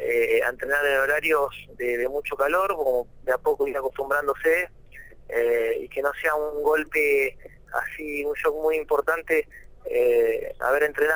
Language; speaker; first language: Spanish; native; Spanish